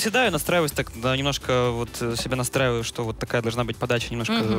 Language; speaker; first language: Russian; native; Russian